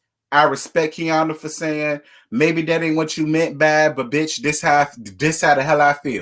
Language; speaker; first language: English; native; English